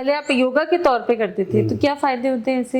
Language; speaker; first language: Hindi; native; Hindi